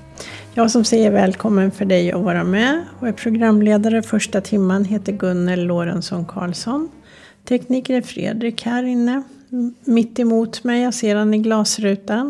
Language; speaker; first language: Swedish; native; Swedish